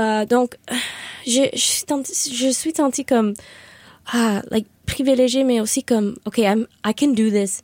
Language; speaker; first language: French; non-native, learner; Spanish